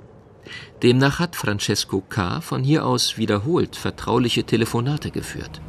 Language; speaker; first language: German; native; German